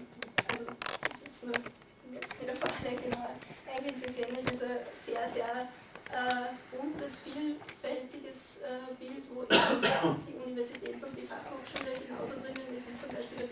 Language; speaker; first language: German; native; German